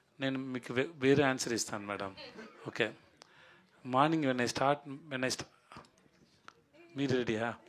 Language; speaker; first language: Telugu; non-native, learner; Tamil